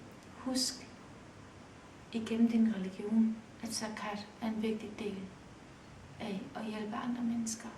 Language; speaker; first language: Danish; early bilingual, other home language; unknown